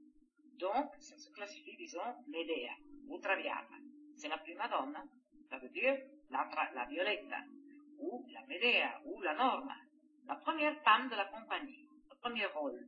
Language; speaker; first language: French; non-native, fluent; Greek